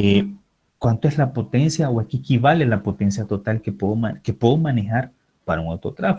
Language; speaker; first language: Spanish; native; Spanish